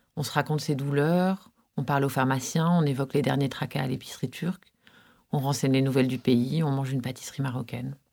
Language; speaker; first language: French; native; French